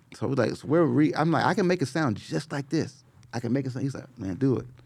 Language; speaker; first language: English; native; English